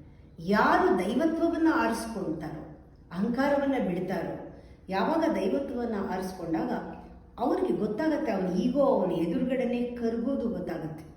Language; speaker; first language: Kannada; native; Kannada